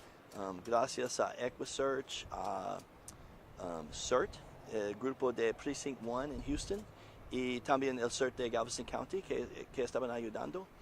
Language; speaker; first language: Spanish; non-native, learner; English